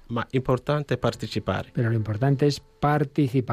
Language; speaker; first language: Spanish; non-native, learner; Italian